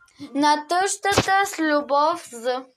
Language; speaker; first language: Bulgarian; early bilingual, other home language; Russian